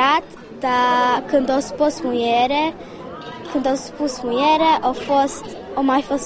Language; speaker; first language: Romanian; non-native, local second language; Hungarian